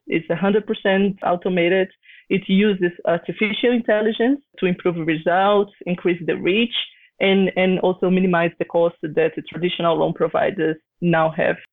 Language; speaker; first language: English; non-native, fluent; Portuguese